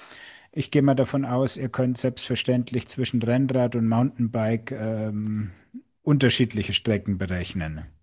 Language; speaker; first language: German; native; German